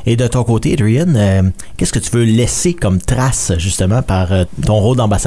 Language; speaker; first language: French; native; French